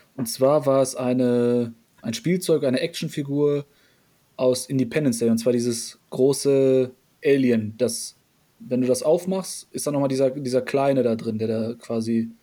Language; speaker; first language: German; early bilingual, other home language; Polish